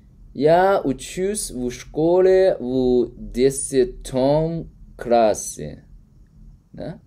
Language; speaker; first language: Russian; non-native, learner; Chinese